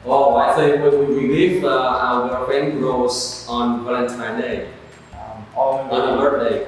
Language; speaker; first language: English; non-native, learner; Vietnamese